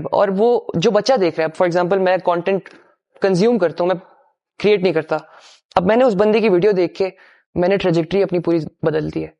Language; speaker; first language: Urdu; early bilingual, heritage; Urdu